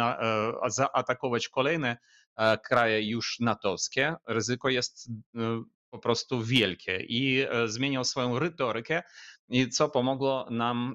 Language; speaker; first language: Polish; non-native, fluent; Ukrainian